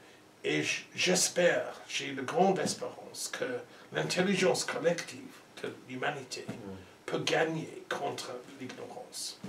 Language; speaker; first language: French; non-native, learner; English